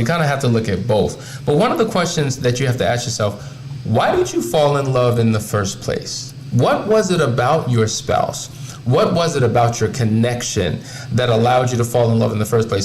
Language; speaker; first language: English; native; English